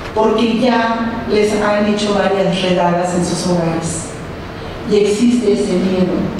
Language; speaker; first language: Spanish; early bilingual, heritage; Spanish